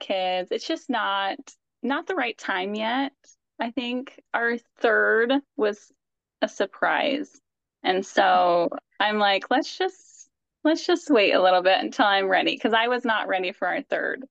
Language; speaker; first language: English; native; English